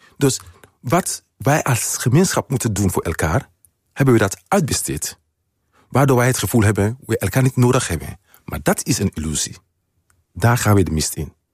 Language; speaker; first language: Dutch; non-native, fluent; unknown